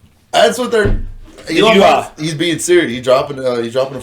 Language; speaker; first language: English; native; English